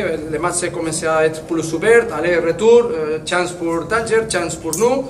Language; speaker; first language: French; non-native, fluent; Spanish